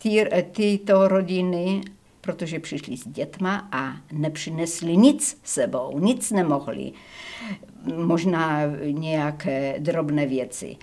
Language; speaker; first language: Czech; early bilingual, heritage; Czech